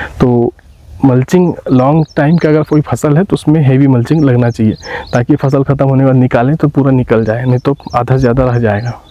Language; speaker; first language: Hindi; native; Hindi